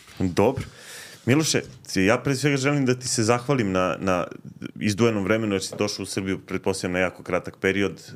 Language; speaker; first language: Serbian; native; Serbian